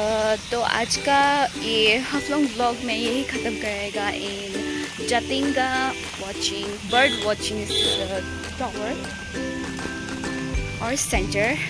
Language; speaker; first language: Hindi; non-native, local second language; Assamese